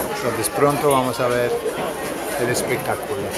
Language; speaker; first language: Spanish; native; Spanish